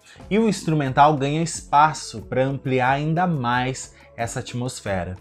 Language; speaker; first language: Portuguese; native; Portuguese